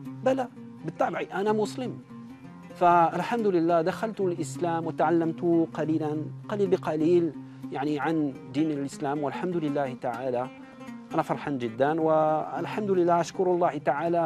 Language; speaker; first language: Arabic; non-native, fluent; French